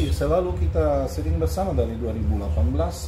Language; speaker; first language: Indonesian; non-native, learner; English